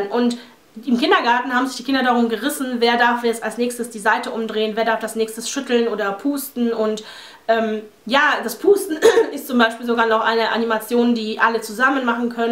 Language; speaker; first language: German; native; German